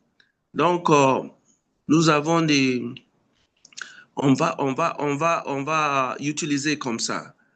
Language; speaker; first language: French; non-native, fluent; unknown